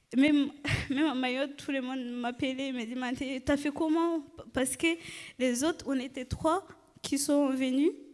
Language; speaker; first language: French; non-native, fluent; Kinyarwanda